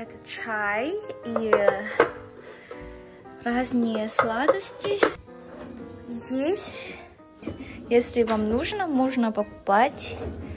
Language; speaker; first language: Russian; non-native, learner; Korean